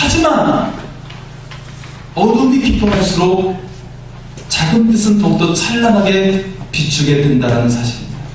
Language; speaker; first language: Korean; native; Korean